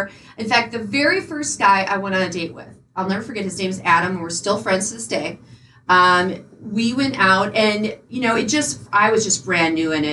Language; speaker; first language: English; native; English